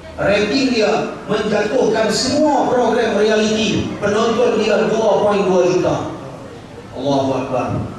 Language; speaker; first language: Malay; native; Malay